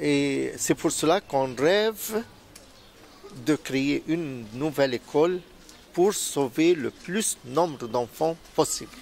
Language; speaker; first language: French; non-native, fluent; Arabic